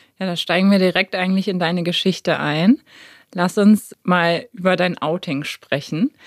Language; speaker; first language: German; native; German